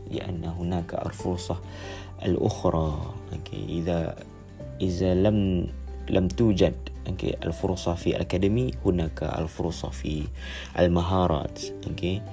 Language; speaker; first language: Arabic; non-native, learner; Malay